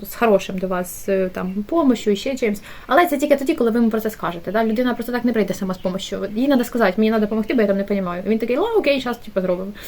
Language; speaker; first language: Ukrainian; native; Ukrainian